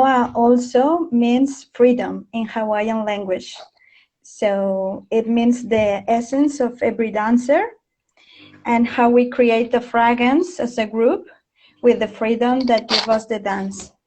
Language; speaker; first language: English; non-native, fluent; Spanish